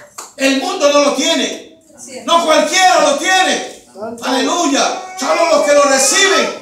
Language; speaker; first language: Spanish; native; Spanish